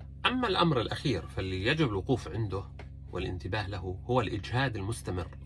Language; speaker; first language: Arabic; native; Arabic